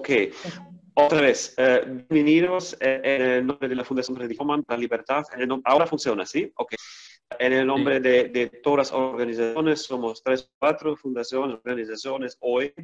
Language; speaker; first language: Spanish; non-native, fluent; German